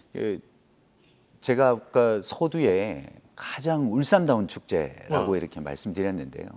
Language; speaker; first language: Korean; native; Korean